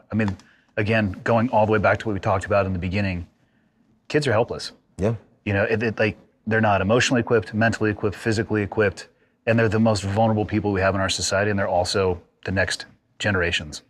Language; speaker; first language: English; native; English